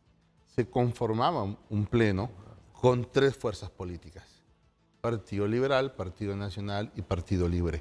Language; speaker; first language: Spanish; native; Spanish